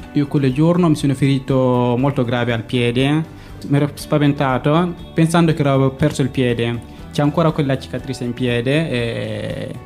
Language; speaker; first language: Italian; non-native, fluent; Fula